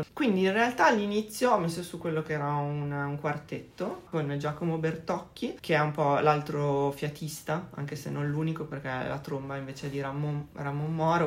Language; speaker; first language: Italian; native; Italian